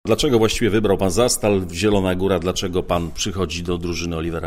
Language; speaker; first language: Polish; native; Polish